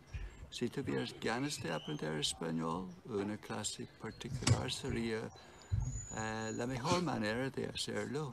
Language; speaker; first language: Spanish; non-native, learner; English